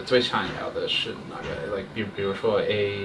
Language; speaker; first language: Chinese; non-native, learner; English